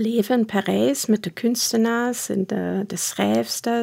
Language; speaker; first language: Dutch; non-native, fluent; German